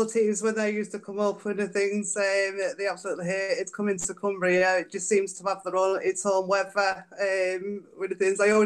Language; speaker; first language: English; native; English